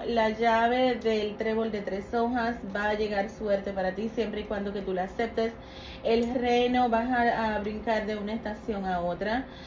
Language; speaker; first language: Spanish; native; Spanish